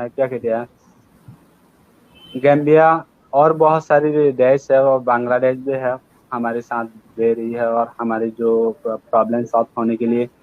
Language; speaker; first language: Hindi; non-native, learner; Rohingya